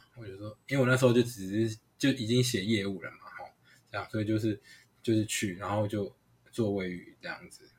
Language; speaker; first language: Chinese; non-native, local second language; Hakka Chinese